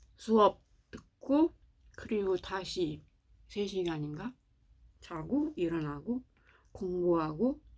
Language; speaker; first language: Korean; non-native, learner; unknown